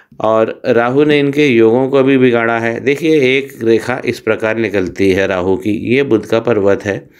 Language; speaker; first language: Hindi; native; Hindi